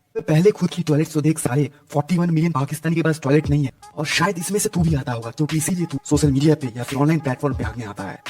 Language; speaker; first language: Hindi; native; Hindi